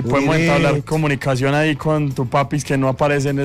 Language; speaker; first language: Spanish; native; Spanish